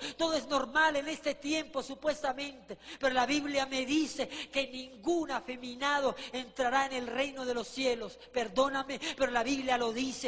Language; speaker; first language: Spanish; native; Spanish